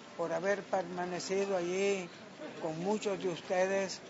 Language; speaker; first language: Spanish; native; Spanish